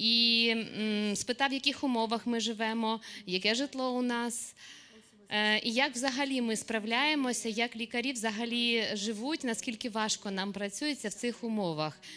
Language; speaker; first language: Ukrainian; native; Ukrainian